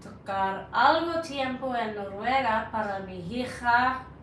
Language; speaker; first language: Spanish; non-native, learner; Norwegian